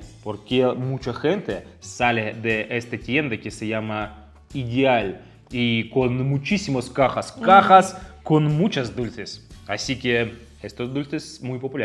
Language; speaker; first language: Spanish; non-native, fluent; Russian